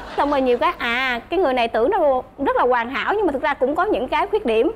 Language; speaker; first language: Vietnamese; native; Vietnamese